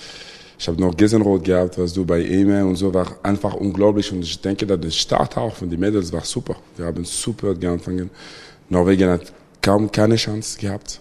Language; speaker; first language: German; non-native, local second language; French